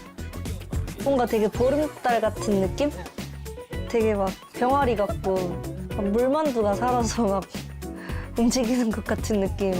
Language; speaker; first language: Korean; early bilingual, heritage; Korean